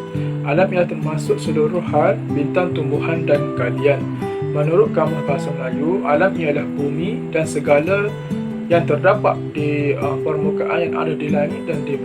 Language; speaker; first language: Malay; native; Malay